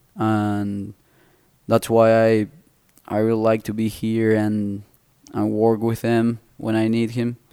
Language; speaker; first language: English; non-native, fluent; Spanish